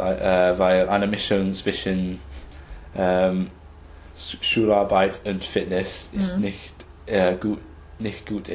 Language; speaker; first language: German; non-native, learner; English